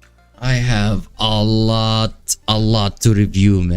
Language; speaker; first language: English; non-native, local second language; Arabic